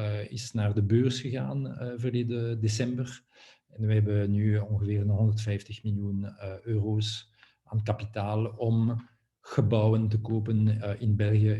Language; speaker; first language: Dutch; non-native, local second language; French